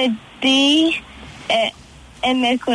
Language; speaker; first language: Italian; early bilingual, heritage; Italian